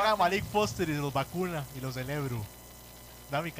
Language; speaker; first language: Spanish; native; Spanish